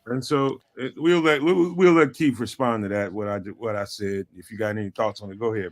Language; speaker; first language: English; native; English